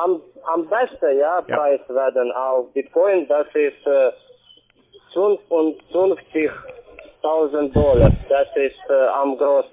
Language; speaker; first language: German; non-native, learner; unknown